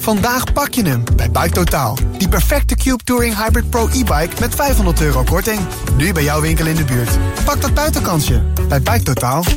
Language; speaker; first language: Dutch; native; Dutch